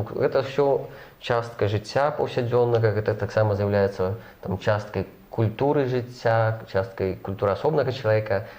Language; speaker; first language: Belarusian; non-native, local second language; Russian